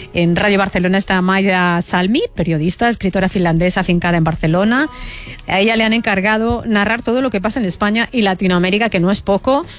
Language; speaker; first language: Spanish; native; Spanish